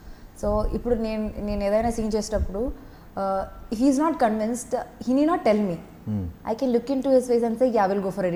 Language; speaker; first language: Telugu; non-native, fluent; Malayalam